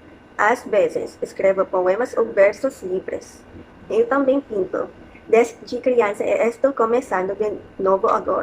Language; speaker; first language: Portuguese; non-native, learner; Filipino